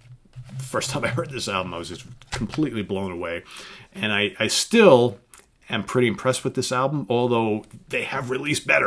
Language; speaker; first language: English; native; English